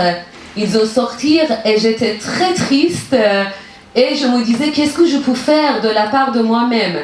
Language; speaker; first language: French; non-native, learner; Persian